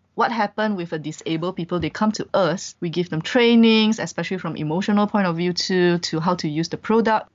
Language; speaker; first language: English; non-native, local second language; Chinese